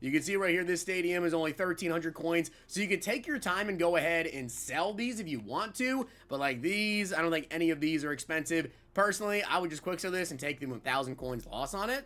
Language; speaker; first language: English; native; English